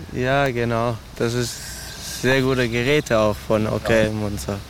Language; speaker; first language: German; non-native, learner; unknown